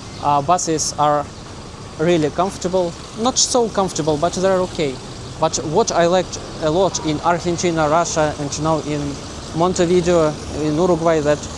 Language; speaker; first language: English; non-native, learner; Russian